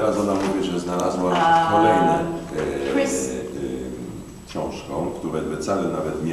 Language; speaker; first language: Polish; non-native, fluent; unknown